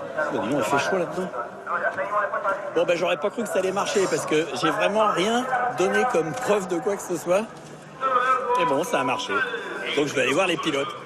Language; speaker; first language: French; native; French